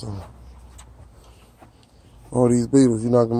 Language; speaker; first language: English; native; English